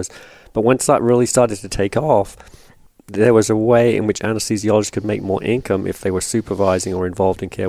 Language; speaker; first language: English; native; English